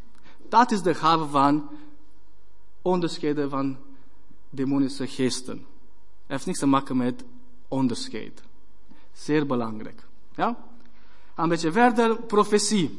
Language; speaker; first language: Dutch; non-native, fluent; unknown